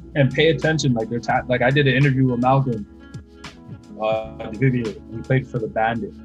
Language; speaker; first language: English; native; English